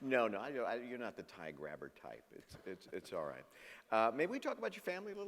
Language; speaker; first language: English; native; English